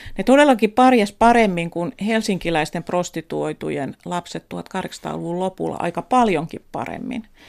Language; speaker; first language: Finnish; native; Finnish